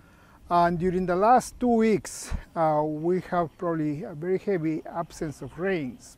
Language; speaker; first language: English; non-native, fluent; Spanish